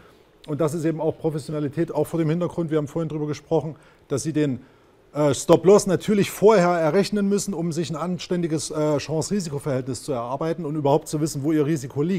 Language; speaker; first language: German; native; German